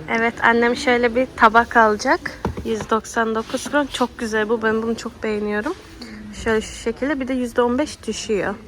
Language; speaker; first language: Turkish; early bilingual, heritage; Turkish